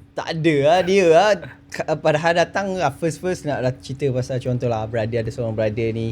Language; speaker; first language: Malay; native; Malay